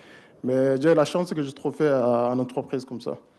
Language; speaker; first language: French; non-native, learner; Arabic